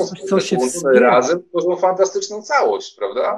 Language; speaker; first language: Polish; native; Polish